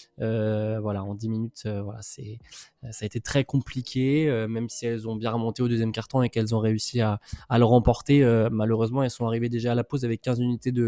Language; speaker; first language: French; native; French